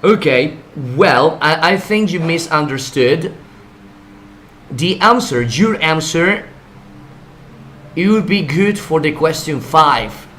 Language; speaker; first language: English; non-native, fluent; Spanish